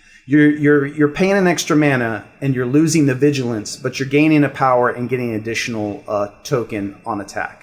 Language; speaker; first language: English; native; English